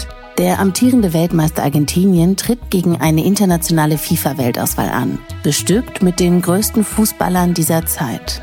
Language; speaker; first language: German; native; German